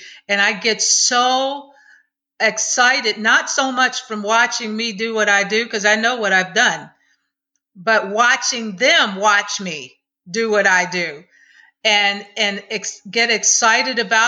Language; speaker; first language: English; native; English